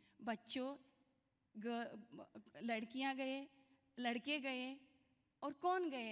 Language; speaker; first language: Hindi; non-native, local second language; Kannada